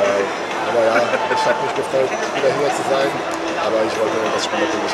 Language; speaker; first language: German; non-native, fluent; Polish